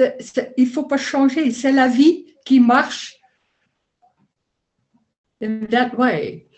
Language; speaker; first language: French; non-native, learner; Dutch